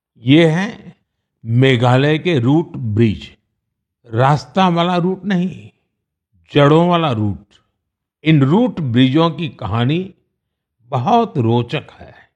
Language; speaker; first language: Hindi; non-native, local second language; Gujarati